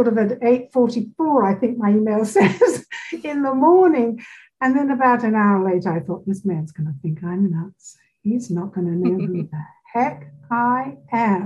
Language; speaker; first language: English; native; English